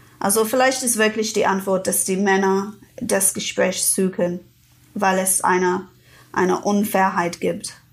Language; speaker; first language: German; non-native, fluent; English